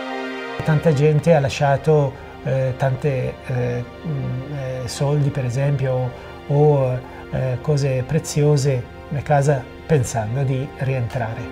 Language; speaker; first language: Italian; non-native, fluent; Assyrian Neo-Aramaic